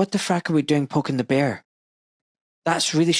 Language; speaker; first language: English; native; English